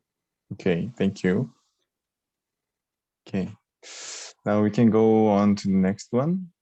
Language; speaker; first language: English; non-native, learner; Korean